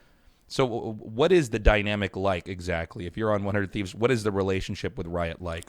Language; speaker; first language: English; native; English